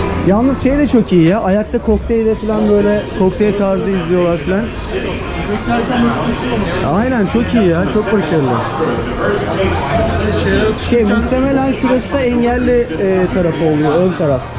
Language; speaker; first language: Turkish; native; Turkish